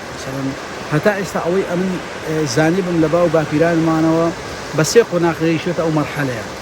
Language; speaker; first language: Central Kurdish; native; Central Kurdish